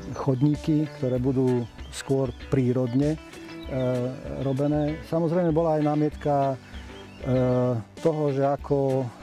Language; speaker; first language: Slovak; native; Slovak